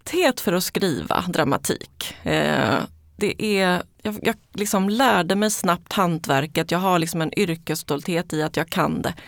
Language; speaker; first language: Swedish; early bilingual, other home language; Spanish